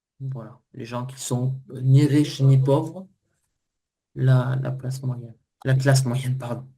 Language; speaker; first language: French; native; French